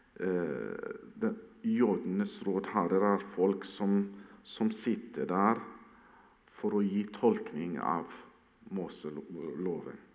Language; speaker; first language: Norwegian; non-native, fluent; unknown